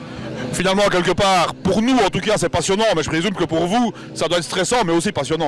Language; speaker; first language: French; native; French